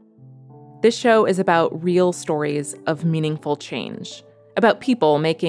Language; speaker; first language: English; native; English